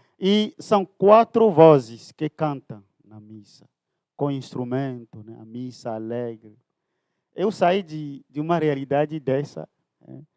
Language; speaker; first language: Portuguese; non-native, fluent; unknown